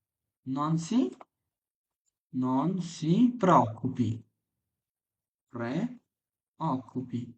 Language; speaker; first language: Italian; non-native, fluent; Bangla